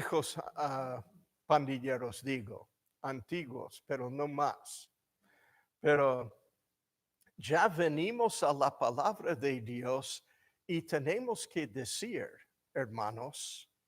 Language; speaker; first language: Spanish; non-native, fluent; English